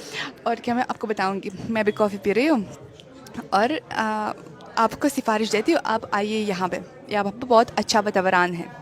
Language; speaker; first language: Hindi; non-native, fluent; Russian